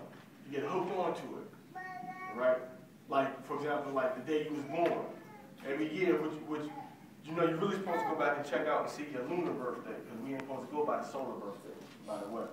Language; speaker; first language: English; native; English